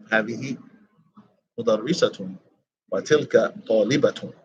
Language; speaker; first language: Arabic; non-native, fluent; English